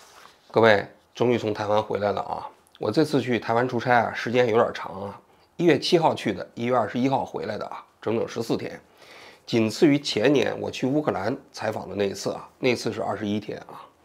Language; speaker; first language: Chinese; native; Chinese